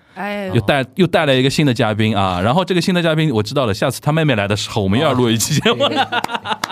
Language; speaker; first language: Chinese; native; Chinese